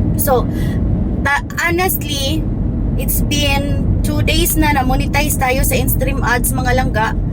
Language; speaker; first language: Filipino; non-native, local second language; Hiligaynon